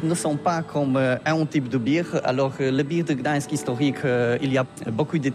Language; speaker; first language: French; non-native, learner; Polish